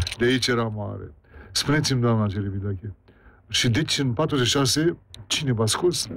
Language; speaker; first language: Romanian; native; Romanian